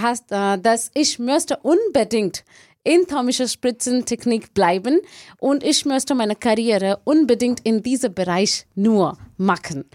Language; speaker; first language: German; non-native, fluent; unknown